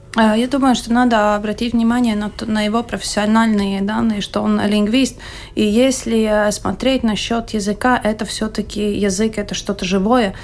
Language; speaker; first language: Russian; non-native, local second language; Latvian